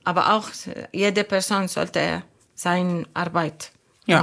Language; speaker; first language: German; non-native, learner; Arabic